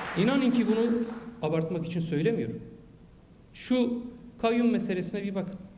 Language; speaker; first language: Turkish; non-native, local second language; Kurdish